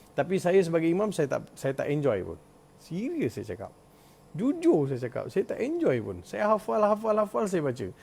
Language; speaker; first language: Malay; non-native, local second language; Tamil